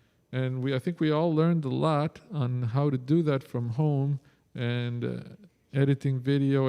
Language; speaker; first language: English; non-native, fluent; Spanish